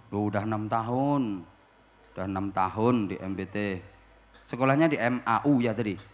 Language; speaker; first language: Indonesian; non-native, local second language; Javanese